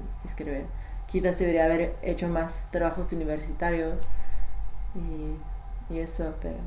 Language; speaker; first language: Spanish; non-native, fluent; English